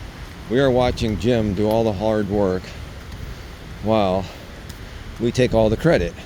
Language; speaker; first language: English; native; English